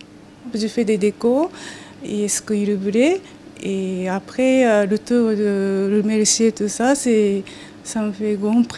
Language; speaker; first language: French; non-native, learner; Japanese